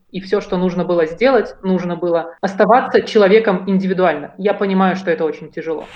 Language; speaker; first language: Russian; native; Russian